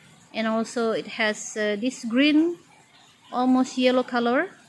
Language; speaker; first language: English; non-native, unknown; Indonesian